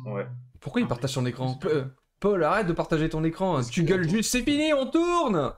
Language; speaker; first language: French; native; French